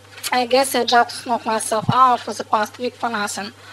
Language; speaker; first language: English; non-native, fluent; Russian